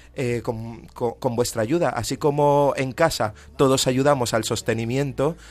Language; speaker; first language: Spanish; native; Spanish